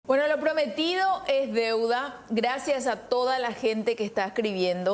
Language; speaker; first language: Spanish; native; Spanish